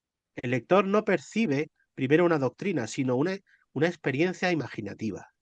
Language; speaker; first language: Spanish; native; Spanish